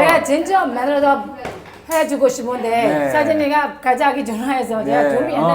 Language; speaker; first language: Korean; non-native, learner; Burmese